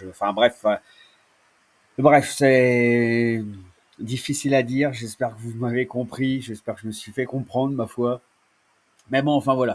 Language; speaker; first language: French; native; French